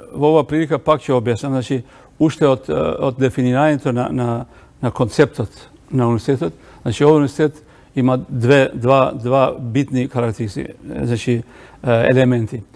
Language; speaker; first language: Macedonian; non-native, local second language; Albanian